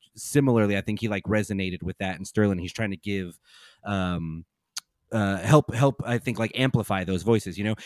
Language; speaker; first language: English; native; English